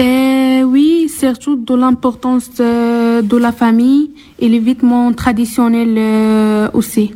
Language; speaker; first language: French; non-native, learner; Arabic